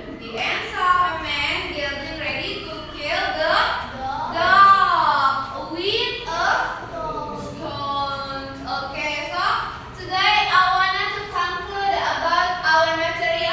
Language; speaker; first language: English; non-native, learner; Indonesian